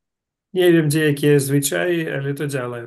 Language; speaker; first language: Polish; non-native, learner; Russian